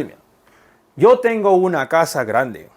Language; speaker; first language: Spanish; non-native, fluent; Korean